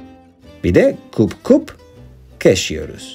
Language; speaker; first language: Turkish; non-native, learner; Spanish